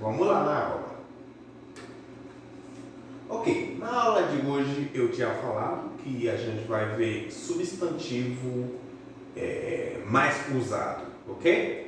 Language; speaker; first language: Portuguese; non-native, fluent; Haitian Creole